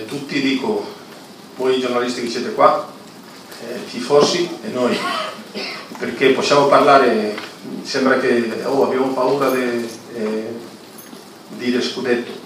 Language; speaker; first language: Italian; non-native, fluent; Spanish